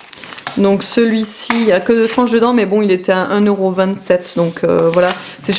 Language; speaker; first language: French; native; French